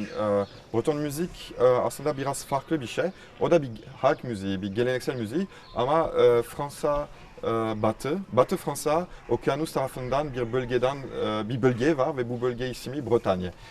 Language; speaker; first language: Turkish; non-native, fluent; French